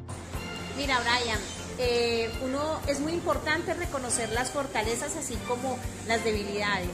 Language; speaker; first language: Spanish; native; Spanish